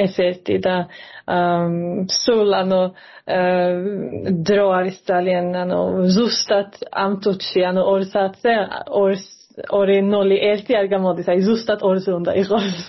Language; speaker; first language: Georgian; early bilingual, heritage; Georgian